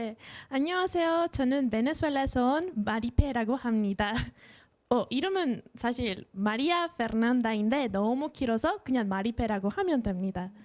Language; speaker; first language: Korean; non-native, fluent; Spanish